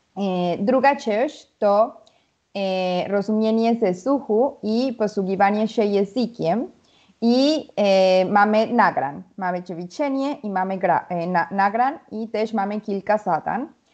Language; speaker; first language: Polish; non-native, learner; Spanish